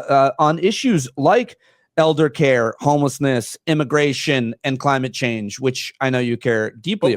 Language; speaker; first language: English; native; English